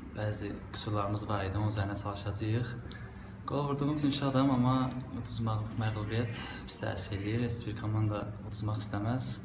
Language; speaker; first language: Azerbaijani; native; Azerbaijani